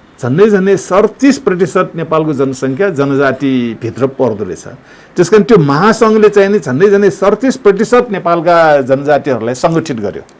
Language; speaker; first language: Nepali; non-native, local second language; Newari